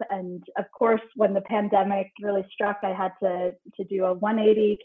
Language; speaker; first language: English; native; English